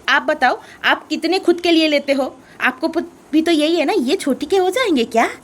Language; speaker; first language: Hindi; non-native, local second language; Bangla